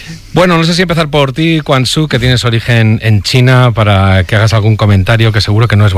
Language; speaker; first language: Spanish; native; Spanish